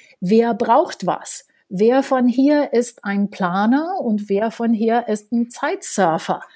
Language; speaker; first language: German; non-native, fluent; Romanian